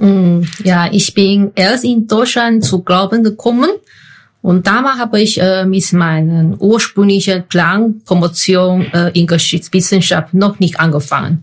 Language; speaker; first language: German; non-native, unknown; Chinese